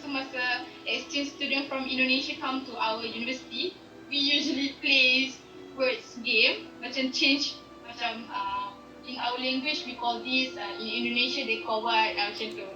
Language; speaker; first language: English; non-native, local second language; Malay